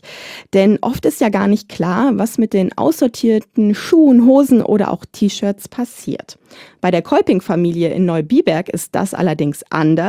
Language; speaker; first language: German; native; German